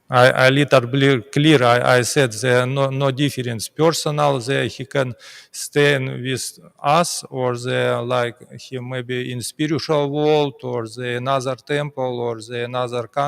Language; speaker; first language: English; non-native, learner; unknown